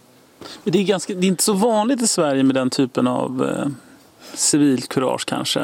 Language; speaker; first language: Swedish; native; Swedish